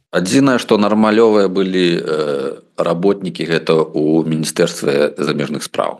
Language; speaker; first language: Belarusian; non-native, local second language; Russian